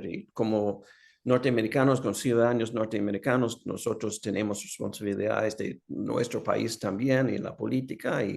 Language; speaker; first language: Spanish; non-native, fluent; English